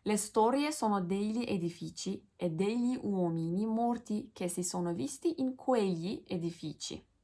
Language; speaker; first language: Italian; non-native, learner; Turkish